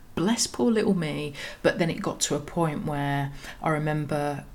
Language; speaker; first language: English; native; English